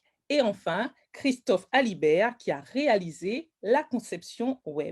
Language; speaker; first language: French; native; French